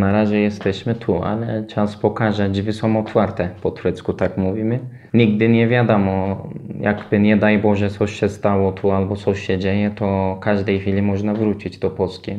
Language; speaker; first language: Polish; non-native, fluent; Turkish